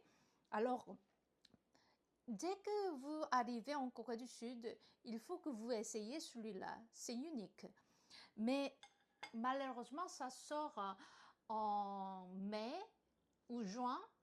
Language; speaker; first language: French; non-native, learner; Korean